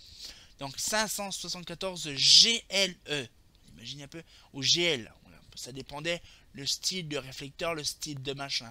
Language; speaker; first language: French; native; French